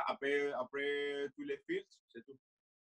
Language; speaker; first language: French; non-native, fluent; Spanish